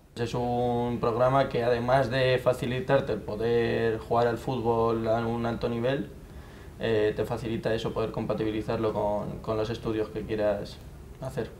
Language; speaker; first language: Spanish; native; Spanish